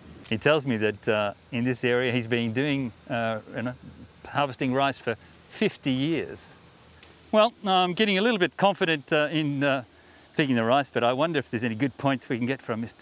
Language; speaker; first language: English; native; English